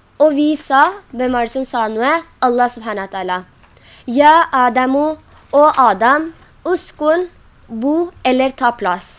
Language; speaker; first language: Norwegian; non-native, local second language; Urdu